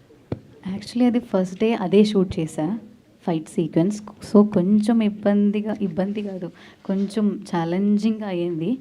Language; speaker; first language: Telugu; non-native, learner; Malayalam